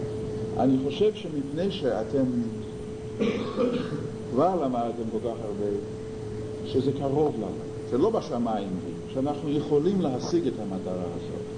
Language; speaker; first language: Hebrew; non-native, fluent; English